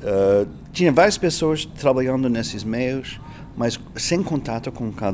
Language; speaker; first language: Portuguese; non-native, fluent; English